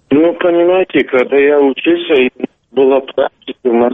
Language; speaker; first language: Russian; non-native, local second language; Turkmen